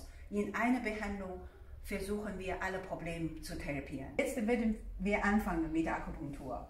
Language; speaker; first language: German; non-native, fluent; Chinese